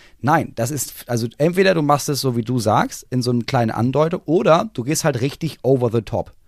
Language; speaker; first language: German; native; German